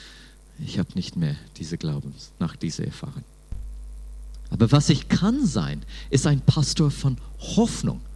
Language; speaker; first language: German; non-native, fluent; English